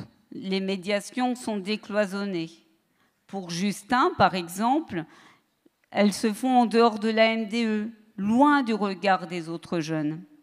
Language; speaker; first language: French; native; French